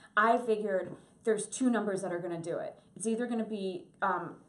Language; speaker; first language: English; native; English